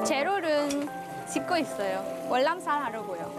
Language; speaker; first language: Korean; non-native, learner; Vietnamese